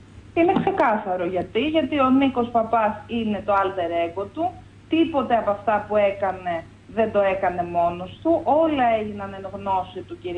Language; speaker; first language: Greek; native; Greek